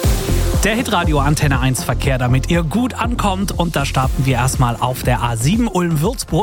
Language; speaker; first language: German; native; German